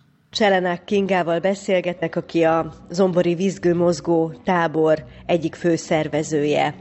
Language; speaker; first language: Hungarian; native; Hungarian